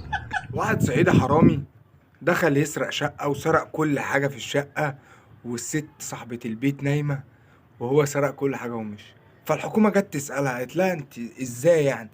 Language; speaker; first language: Arabic; native; Arabic